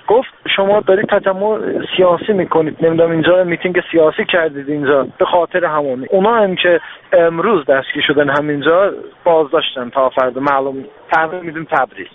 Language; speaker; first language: Persian; non-native, local second language; Azerbaijani